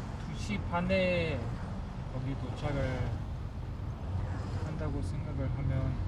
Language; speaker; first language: Korean; non-native, fluent; Mongolian